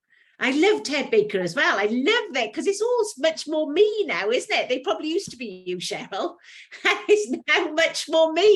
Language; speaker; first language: English; native; English